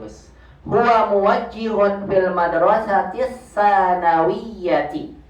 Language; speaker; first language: Arabic; non-native, fluent; Indonesian